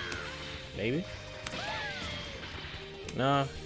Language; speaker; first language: English; native; English